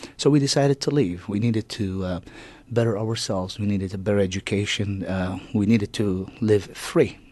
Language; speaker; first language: English; non-native, fluent; Arabic